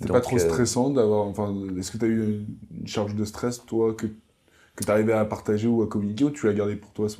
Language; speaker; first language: French; native; French